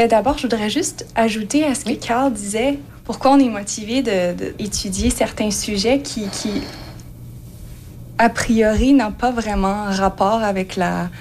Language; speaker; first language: French; native; French